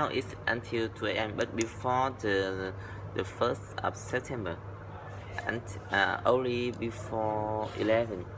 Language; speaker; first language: English; non-native, learner; Vietnamese